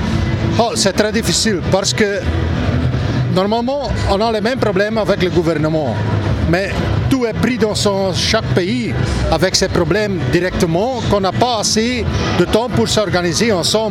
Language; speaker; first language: French; non-native, local second language; Dutch